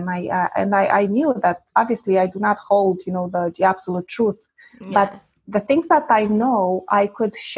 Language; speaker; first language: English; non-native, fluent; Romanian